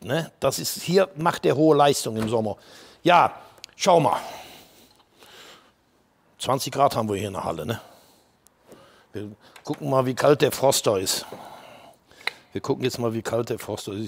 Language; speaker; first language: German; native; German